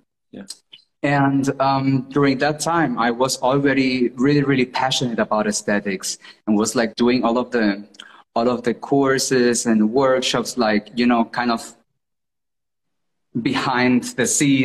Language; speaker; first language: English; non-native, fluent; Spanish